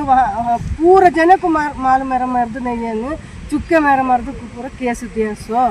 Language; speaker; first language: Hindi; non-native, local second language; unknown